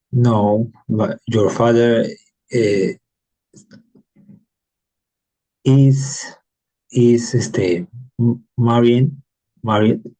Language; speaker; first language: English; non-native, learner; Spanish